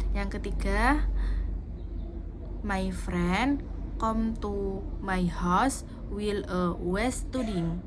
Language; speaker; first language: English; non-native, learner; Indonesian